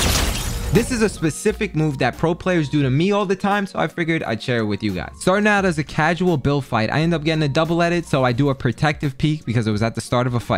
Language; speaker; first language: English; native; English